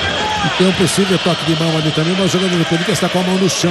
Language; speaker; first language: Portuguese; native; Portuguese